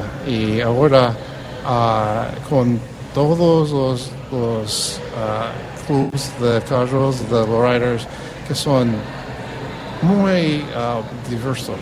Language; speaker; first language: Spanish; early bilingual, heritage; English